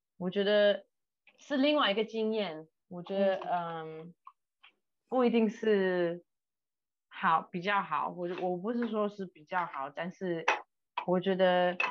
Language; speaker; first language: Chinese; non-native, fluent; English